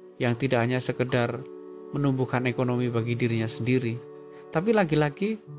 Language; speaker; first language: Indonesian; native; Indonesian